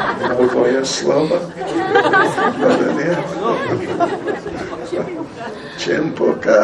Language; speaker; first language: Russian; non-native, learner; English